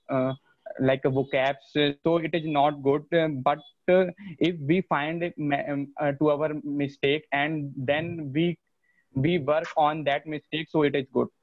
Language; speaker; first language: English; non-native, learner; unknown